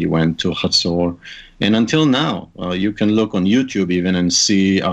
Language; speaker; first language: English; non-native, fluent; Hebrew